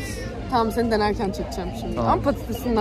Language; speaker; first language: Turkish; native; Turkish